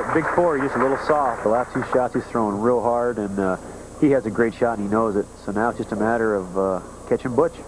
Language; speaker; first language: English; native; English